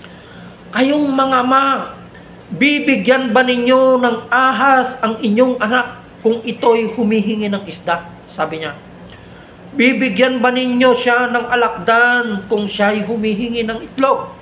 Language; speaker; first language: Filipino; native; Filipino